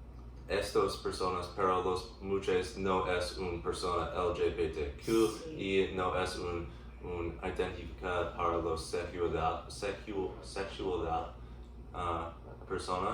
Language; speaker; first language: Spanish; non-native, learner; English